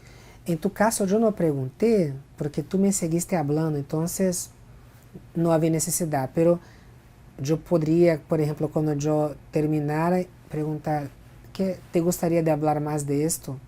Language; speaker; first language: Spanish; non-native, fluent; Portuguese